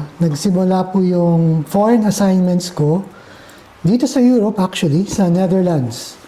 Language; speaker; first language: Filipino; early bilingual, heritage; Filipino